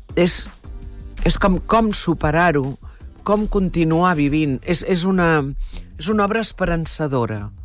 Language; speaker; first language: Catalan; native; Catalan